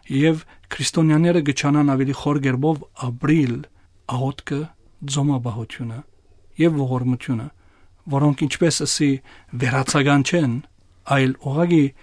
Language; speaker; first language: Armenian; native; Armenian